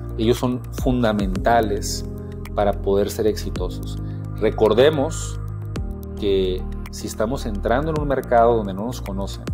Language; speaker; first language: Spanish; native; Spanish